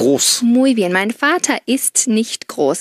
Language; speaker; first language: German; non-native, fluent; Spanish